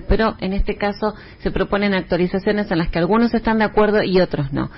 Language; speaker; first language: Spanish; native; Spanish